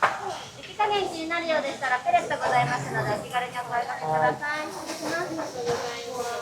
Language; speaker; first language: Japanese; native; Japanese